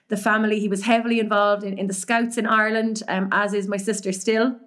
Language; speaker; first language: English; native; English